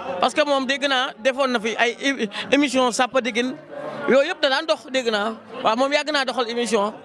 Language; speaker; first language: Wolof; native; Wolof